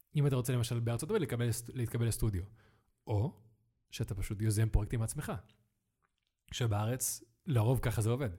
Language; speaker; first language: Hebrew; early bilingual, other home language; Spanish